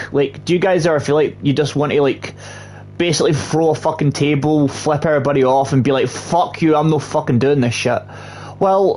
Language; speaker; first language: English; native; English